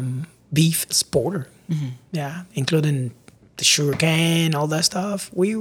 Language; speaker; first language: English; non-native, fluent; Spanish